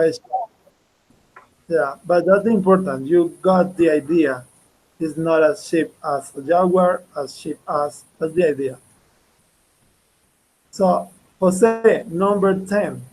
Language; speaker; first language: English; non-native, fluent; Spanish